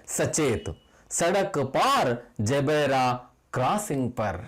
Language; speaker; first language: Hindi; non-native, local second language; Kannada